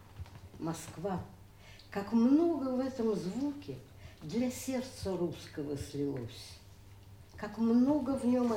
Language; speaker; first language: Russian; native; Russian